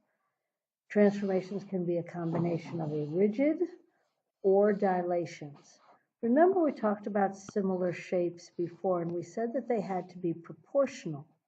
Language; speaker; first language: English; native; English